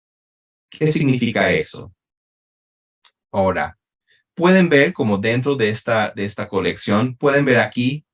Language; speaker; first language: Spanish; non-native, fluent; English